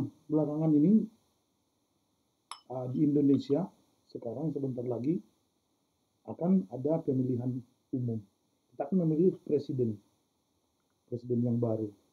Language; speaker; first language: Indonesian; early bilingual, heritage; Indonesian